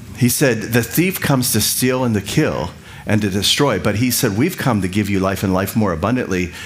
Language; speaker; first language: English; native; English